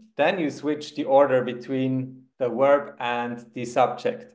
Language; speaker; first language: English; non-native, fluent; German